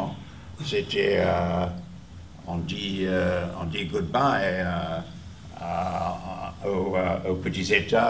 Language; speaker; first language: French; non-native, fluent; English